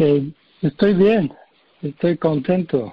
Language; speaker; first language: Spanish; non-native, learner; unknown